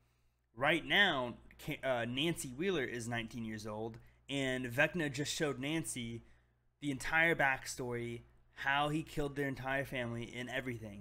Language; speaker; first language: English; native; English